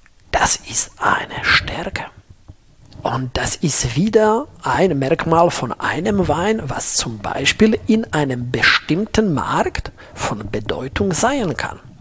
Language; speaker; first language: German; non-native, fluent; Slovak